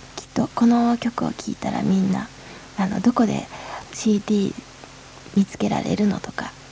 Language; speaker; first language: Japanese; native; Japanese